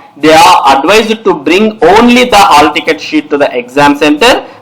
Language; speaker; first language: English; non-native, local second language; Telugu